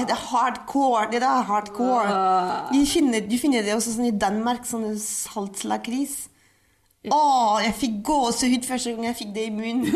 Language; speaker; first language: Norwegian; non-native, fluent; French